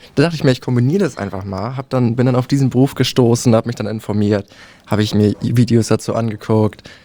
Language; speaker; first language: German; native; German